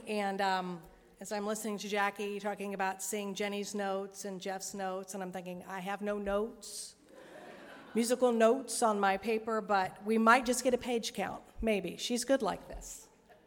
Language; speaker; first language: English; native; English